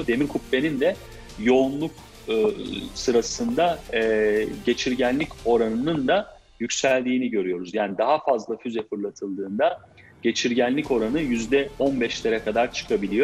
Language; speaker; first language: Turkish; native; Turkish